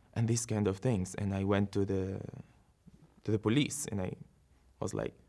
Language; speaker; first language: English; non-native, fluent; Arabic